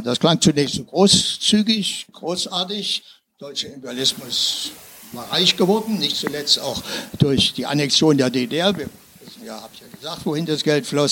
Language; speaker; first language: German; native; German